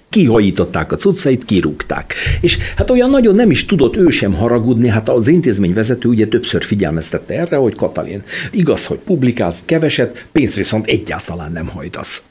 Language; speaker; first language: Hungarian; native; Hungarian